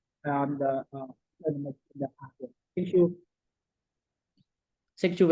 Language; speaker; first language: English; non-native, learner; Khmer